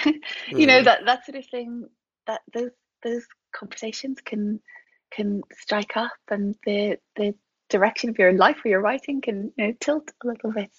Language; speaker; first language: English; native; English